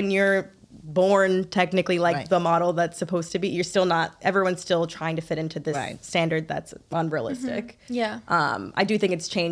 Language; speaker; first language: English; native; English